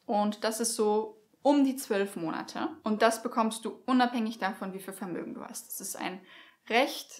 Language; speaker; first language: German; native; German